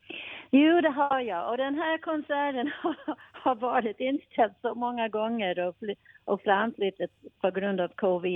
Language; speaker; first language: Swedish; non-native, fluent; English